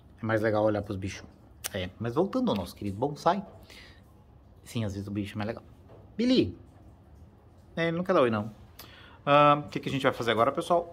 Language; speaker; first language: Portuguese; native; Portuguese